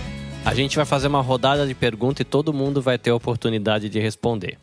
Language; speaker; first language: Portuguese; native; Portuguese